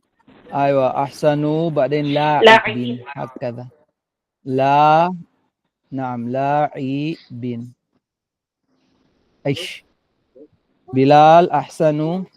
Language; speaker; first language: Arabic; non-native, fluent; Filipino